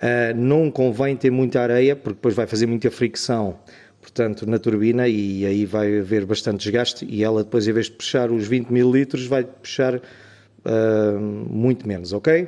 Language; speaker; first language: Portuguese; native; Portuguese